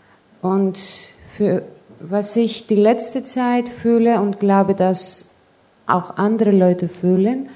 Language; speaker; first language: German; non-native, fluent; Greek